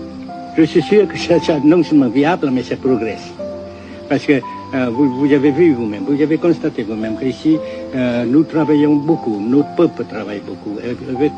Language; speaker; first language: French; non-native, fluent; Vietnamese